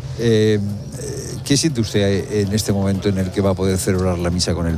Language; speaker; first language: Spanish; native; Spanish